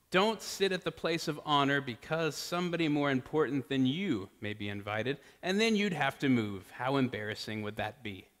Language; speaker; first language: English; native; English